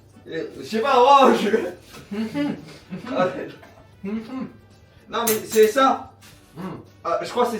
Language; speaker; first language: French; native; French